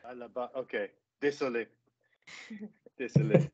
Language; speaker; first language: French; non-native, learner; English